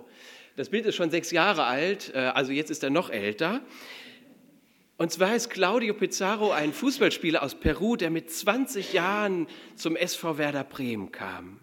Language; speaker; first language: German; native; German